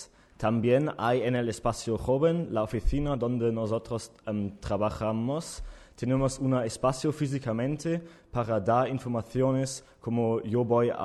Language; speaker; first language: Spanish; non-native, learner; German